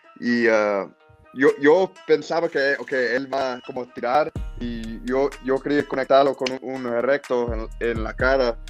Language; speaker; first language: Spanish; early bilingual, heritage; English